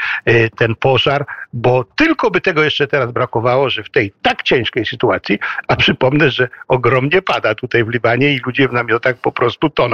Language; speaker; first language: Polish; native; Polish